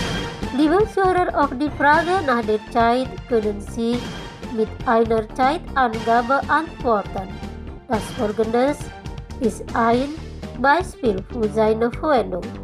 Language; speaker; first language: German; non-native, fluent; Indonesian